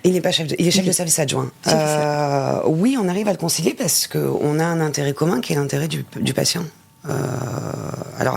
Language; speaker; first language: French; native; French